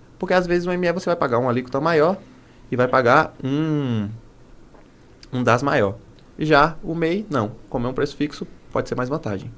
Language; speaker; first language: Portuguese; native; Portuguese